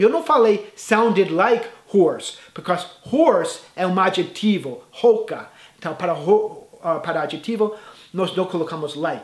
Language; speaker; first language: Portuguese; non-native, fluent; English